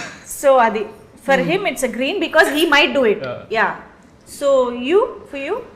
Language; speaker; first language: Telugu; native; Telugu